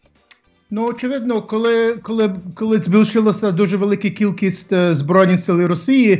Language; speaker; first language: Ukrainian; early bilingual, heritage; English